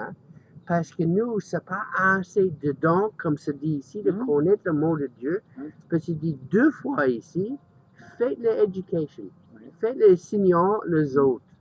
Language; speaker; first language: French; non-native, learner; English